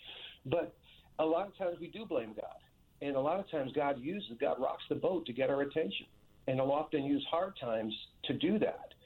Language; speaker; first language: English; native; English